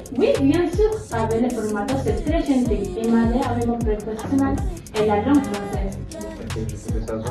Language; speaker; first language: French; non-native, learner; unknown